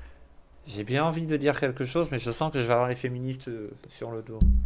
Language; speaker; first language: French; native; French